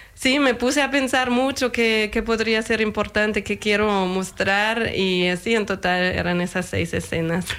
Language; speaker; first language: Spanish; non-native, fluent; German